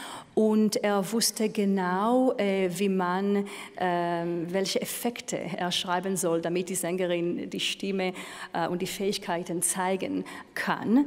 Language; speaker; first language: German; non-native, fluent; Hebrew